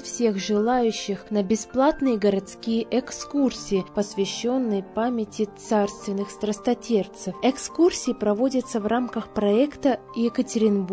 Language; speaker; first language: Russian; native; Russian